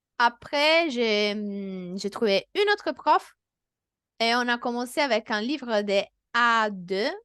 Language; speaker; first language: French; non-native, fluent; Italian